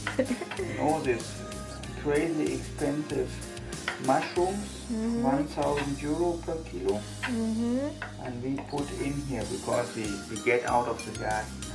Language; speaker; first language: English; non-native, fluent; German